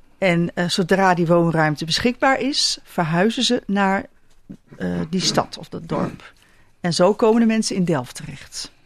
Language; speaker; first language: Dutch; native; Dutch